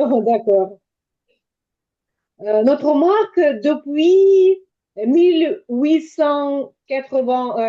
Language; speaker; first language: French; non-native, fluent; Ukrainian